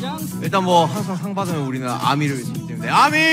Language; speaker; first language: Korean; native; Korean